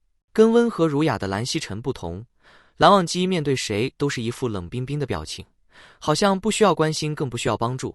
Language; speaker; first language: Chinese; native; Chinese